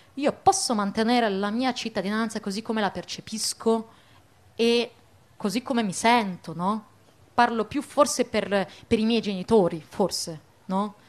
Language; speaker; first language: Italian; early bilingual, other home language; Arabic